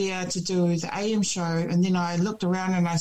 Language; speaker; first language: English; native; English